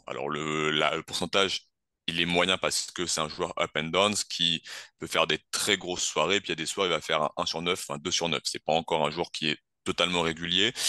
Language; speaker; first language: French; native; French